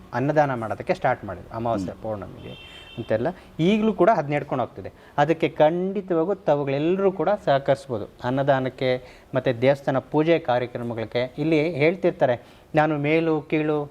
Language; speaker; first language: Kannada; native; Kannada